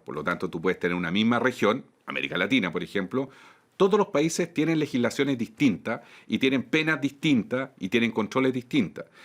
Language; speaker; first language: Spanish; native; Spanish